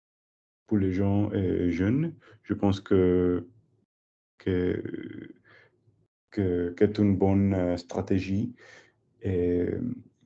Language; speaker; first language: French; non-native, learner; English